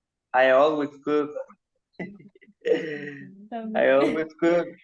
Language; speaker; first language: English; non-native, learner; Spanish